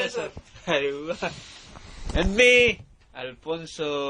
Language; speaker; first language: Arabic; non-native, learner; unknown